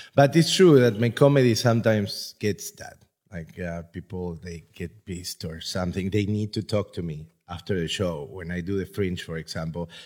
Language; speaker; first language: English; non-native, fluent; Spanish